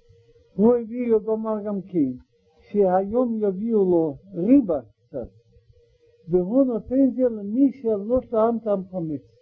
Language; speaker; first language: Hebrew; non-native, learner; Russian